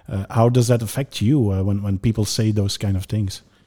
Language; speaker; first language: English; non-native, fluent; Dutch